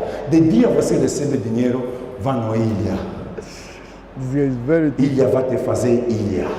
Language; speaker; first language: Portuguese; non-native, learner; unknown